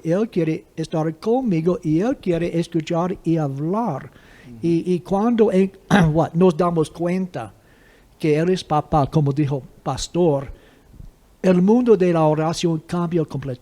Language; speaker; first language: Spanish; non-native, fluent; English